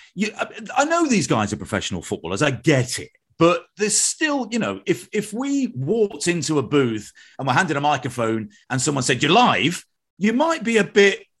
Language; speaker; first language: English; native; English